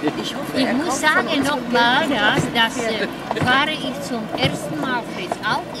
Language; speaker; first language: German; non-native, learner; Czech